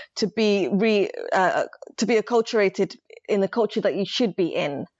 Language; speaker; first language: English; early bilingual, other home language; Somali